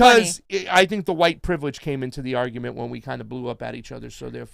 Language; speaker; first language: English; native; English